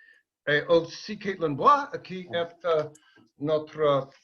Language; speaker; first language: French; non-native, fluent; English